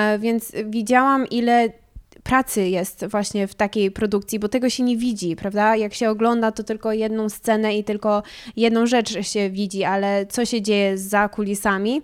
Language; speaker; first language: Polish; early bilingual, heritage; Polish